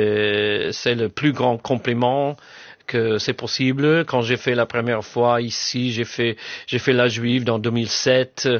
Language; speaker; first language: French; non-native, learner; English